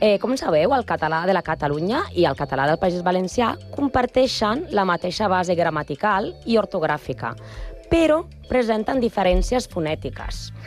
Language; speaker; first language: Catalan; non-native, learner; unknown